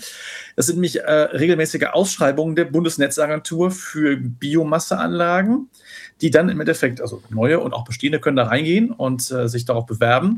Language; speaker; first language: German; native; German